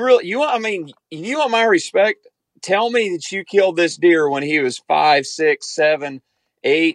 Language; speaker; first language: English; native; English